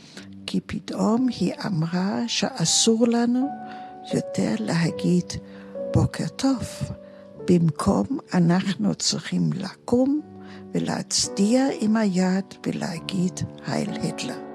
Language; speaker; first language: Hebrew; non-native, fluent; German